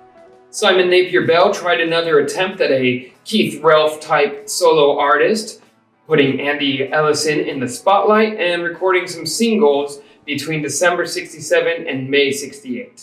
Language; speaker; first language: English; native; English